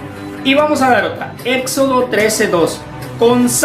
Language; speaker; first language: Spanish; native; Spanish